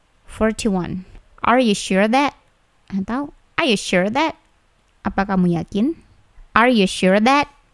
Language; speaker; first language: English; non-native, fluent; Indonesian